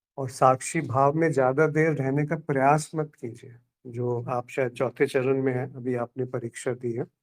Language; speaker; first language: Hindi; native; Hindi